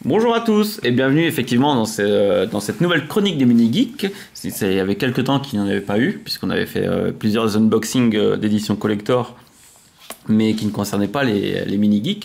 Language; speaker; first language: French; native; French